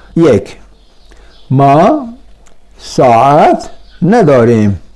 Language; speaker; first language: Persian; non-native, fluent; Urdu